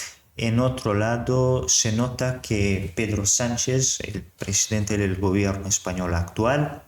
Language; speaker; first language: Spanish; non-native, fluent; Serbian